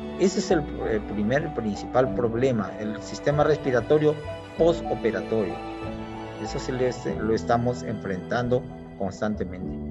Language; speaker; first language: Spanish; native; Spanish